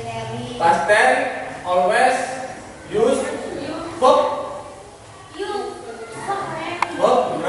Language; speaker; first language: English; non-native, learner; Indonesian